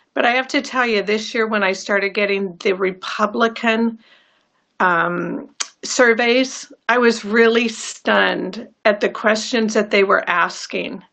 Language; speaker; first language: English; native; English